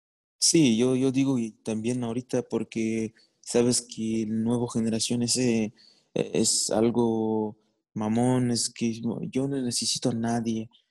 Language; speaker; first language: Spanish; non-native, fluent; Arabic